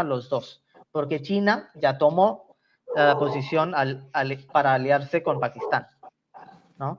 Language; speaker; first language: Spanish; non-native, fluent; Tamil